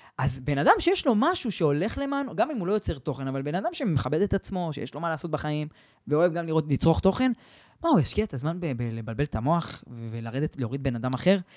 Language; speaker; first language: Hebrew; early bilingual, other home language; English